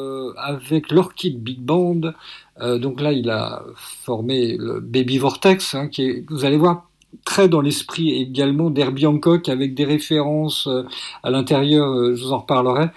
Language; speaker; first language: French; native; French